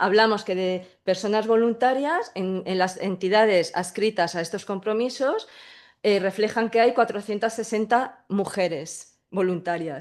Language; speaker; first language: Spanish; native; Spanish